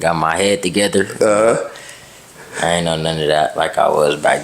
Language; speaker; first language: English; native; English